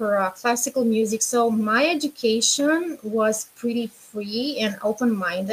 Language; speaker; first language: English; non-native, fluent; Romanian